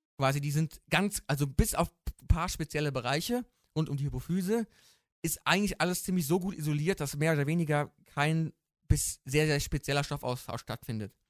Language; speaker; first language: German; native; German